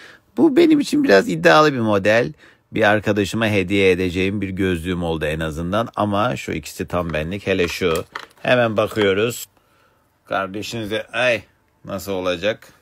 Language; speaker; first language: Turkish; native; Turkish